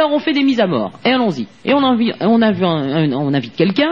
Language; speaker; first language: French; native; French